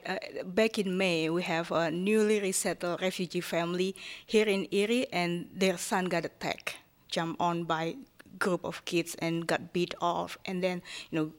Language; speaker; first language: English; non-native, fluent; Japanese